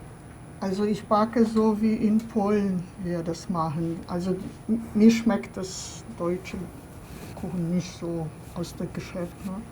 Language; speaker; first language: German; non-native, fluent; Polish